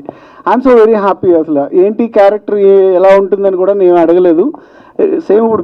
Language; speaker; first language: Telugu; native; Telugu